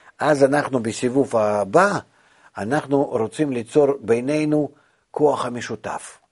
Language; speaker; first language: Hebrew; non-native, fluent; Russian